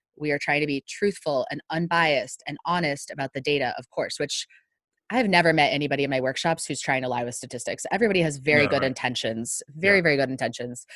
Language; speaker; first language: English; native; English